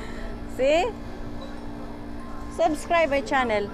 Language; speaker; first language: English; non-native, local second language; Filipino